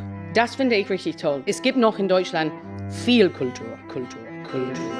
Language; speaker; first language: German; non-native, fluent; English